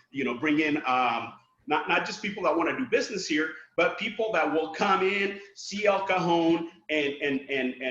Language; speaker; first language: English; non-native, fluent; Spanish